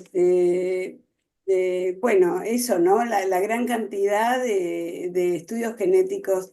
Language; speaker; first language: Spanish; native; Spanish